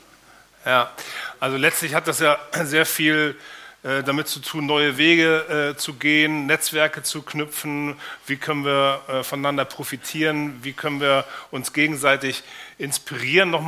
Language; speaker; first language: German; native; German